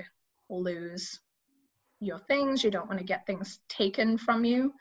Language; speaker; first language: English; native; English